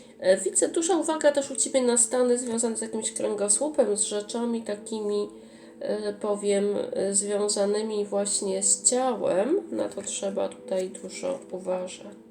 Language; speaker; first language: Polish; native; Polish